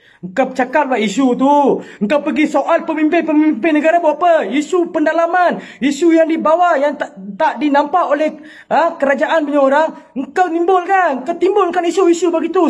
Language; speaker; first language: Malay; non-native, local second language; Tamil